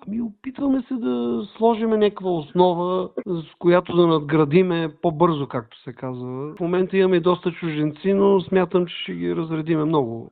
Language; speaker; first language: Bulgarian; native; Bulgarian